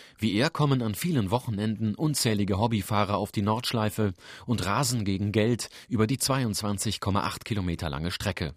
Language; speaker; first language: German; native; German